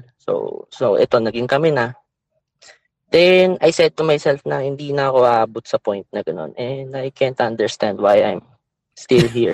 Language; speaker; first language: English; non-native, local second language; Filipino